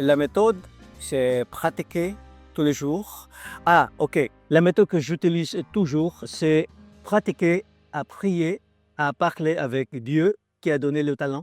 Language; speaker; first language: French; non-native, fluent; Filipino